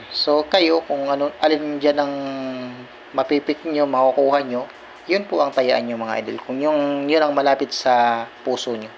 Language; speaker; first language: Filipino; non-native, local second language; Cebuano